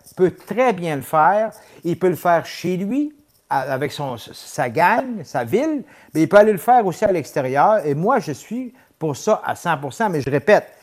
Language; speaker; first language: French; native; French